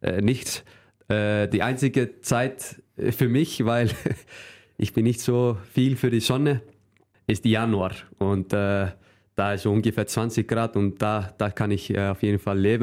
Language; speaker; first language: German; non-native, fluent; Icelandic